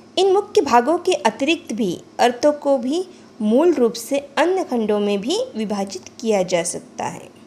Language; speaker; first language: Hindi; non-native, local second language; Marathi